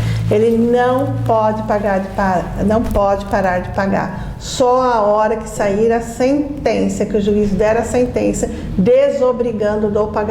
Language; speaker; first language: Portuguese; native; Portuguese